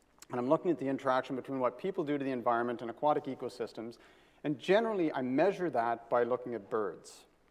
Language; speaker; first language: English; native; English